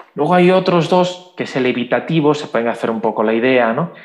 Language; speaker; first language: Spanish; native; Spanish